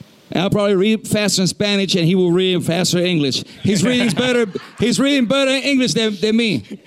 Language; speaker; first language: English; non-native, local second language; Spanish